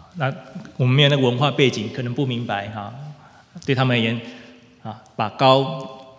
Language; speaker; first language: Chinese; native; Chinese